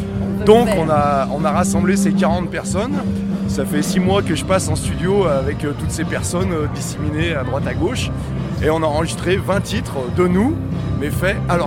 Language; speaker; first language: French; native; French